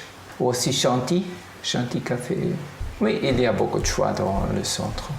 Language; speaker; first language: French; non-native, fluent; German